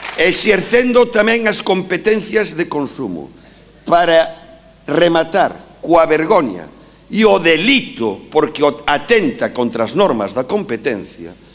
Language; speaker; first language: Galician; native; Galician